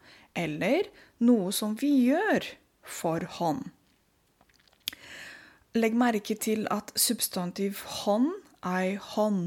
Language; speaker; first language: Norwegian; non-native, fluent; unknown